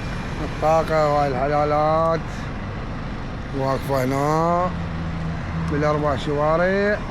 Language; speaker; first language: Arabic; native; Arabic